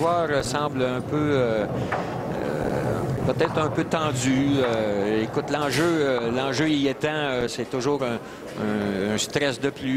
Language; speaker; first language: French; native; French